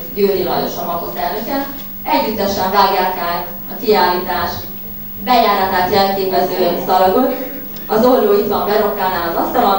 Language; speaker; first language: Hungarian; native; Hungarian